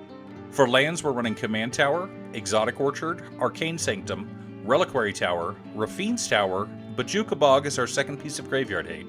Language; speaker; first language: English; native; English